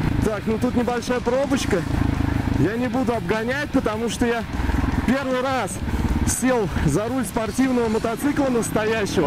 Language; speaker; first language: Russian; native; Russian